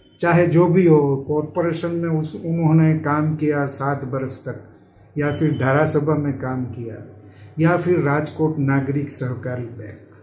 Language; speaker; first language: Hindi; non-native, local second language; Gujarati